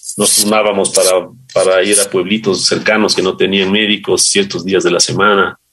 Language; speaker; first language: Spanish; native; Spanish